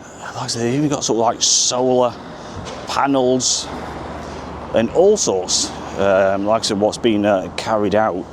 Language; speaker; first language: English; native; English